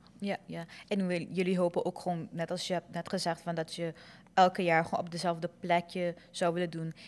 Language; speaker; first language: Dutch; non-native, local second language; Papiamento